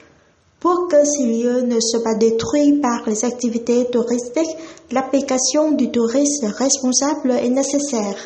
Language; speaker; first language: French; non-native, fluent; Vietnamese